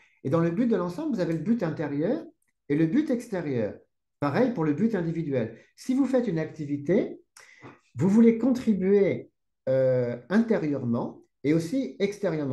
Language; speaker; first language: French; native; French